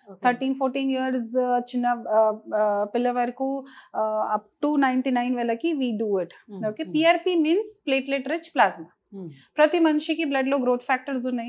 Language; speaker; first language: Telugu; non-native, fluent; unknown